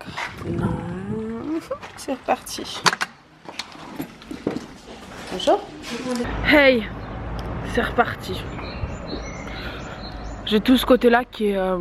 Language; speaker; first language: French; native; French